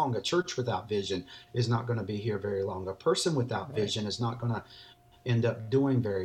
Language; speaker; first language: English; native; English